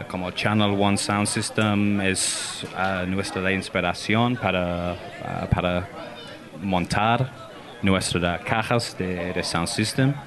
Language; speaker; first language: Spanish; non-native, learner; English